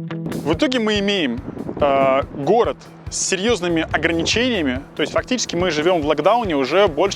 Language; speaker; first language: Russian; native; Russian